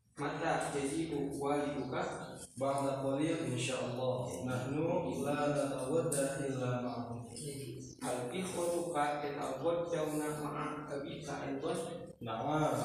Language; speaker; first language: Arabic; non-native, fluent; Indonesian